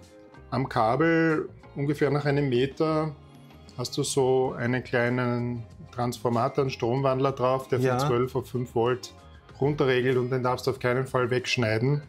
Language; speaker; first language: German; native; German